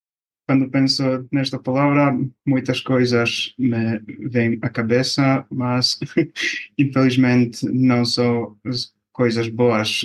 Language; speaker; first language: Portuguese; non-native, fluent; Bosnian